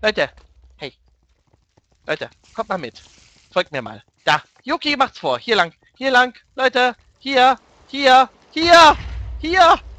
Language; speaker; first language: German; native; German